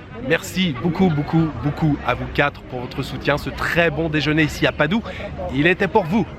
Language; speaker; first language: French; native; French